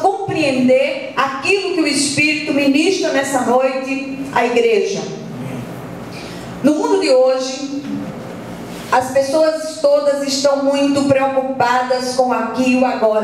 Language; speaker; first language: Portuguese; native; Portuguese